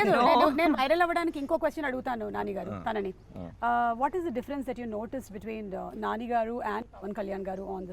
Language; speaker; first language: Telugu; native; Telugu